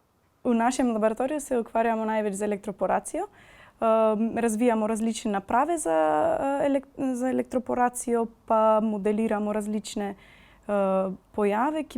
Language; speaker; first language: Slovenian; non-native, fluent; Macedonian